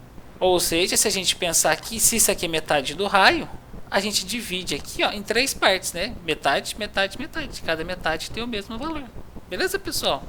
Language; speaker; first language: Portuguese; native; Portuguese